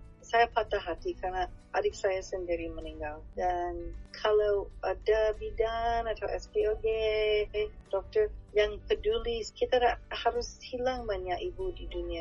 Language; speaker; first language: Indonesian; non-native, fluent; English